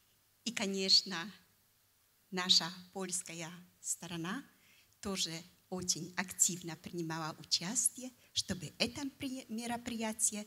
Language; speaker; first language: Russian; non-native, fluent; Polish